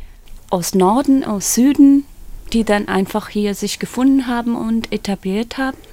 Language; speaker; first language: German; non-native, learner; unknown